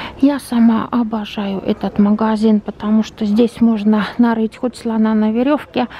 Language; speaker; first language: Russian; native; Russian